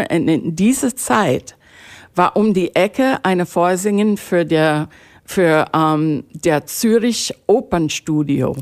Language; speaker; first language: German; non-native, fluent; English